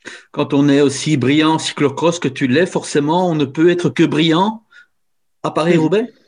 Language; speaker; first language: French; native; French